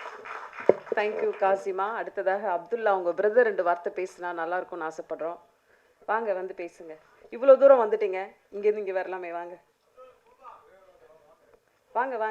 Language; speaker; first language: Tamil; native; Tamil